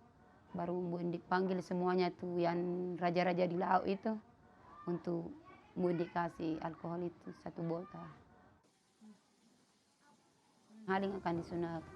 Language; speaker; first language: Indonesian; non-native, local second language; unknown